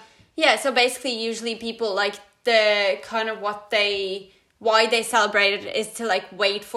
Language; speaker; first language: English; early bilingual, other home language; Latvian